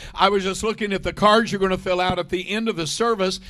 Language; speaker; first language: English; native; English